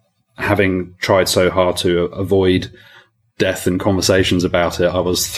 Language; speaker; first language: English; native; English